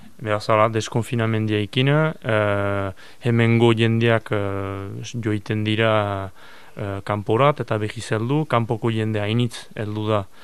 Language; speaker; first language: Basque; native; Basque